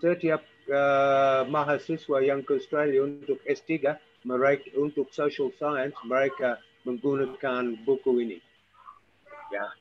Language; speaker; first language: Indonesian; non-native, learner; English